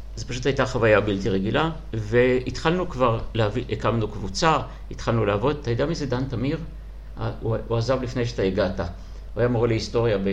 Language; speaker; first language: Hebrew; non-native, fluent; Russian